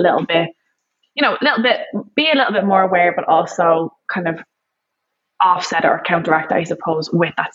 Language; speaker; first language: English; native; English